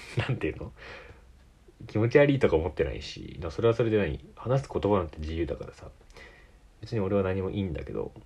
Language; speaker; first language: Japanese; native; Japanese